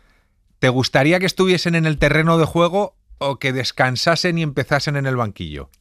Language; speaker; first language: Spanish; native; Spanish